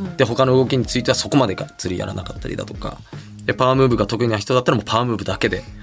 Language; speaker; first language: Japanese; native; Japanese